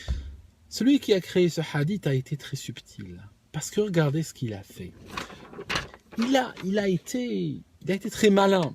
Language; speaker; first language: French; native; French